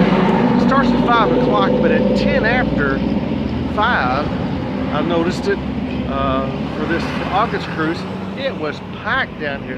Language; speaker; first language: English; native; English